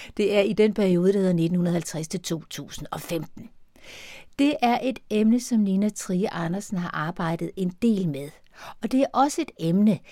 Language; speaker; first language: Danish; native; Danish